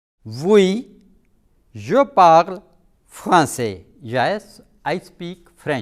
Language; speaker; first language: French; non-native, fluent; Urdu